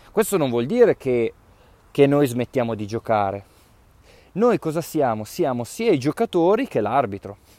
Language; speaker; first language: Italian; native; Italian